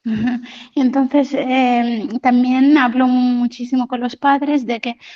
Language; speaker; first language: Spanish; non-native, fluent; Arabic